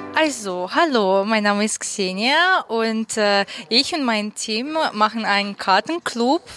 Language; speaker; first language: German; non-native, fluent; Russian